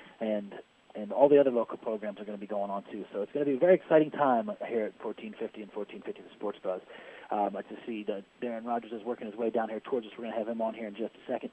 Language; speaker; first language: English; native; English